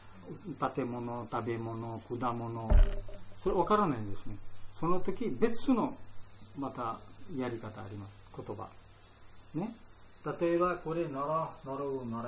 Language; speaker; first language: Japanese; non-native, learner; Bangla